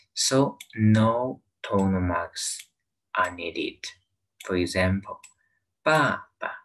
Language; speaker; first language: English; non-native, learner; Chinese